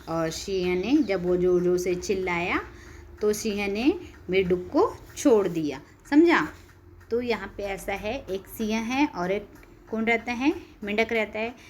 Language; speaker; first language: Hindi; non-native, local second language; Marathi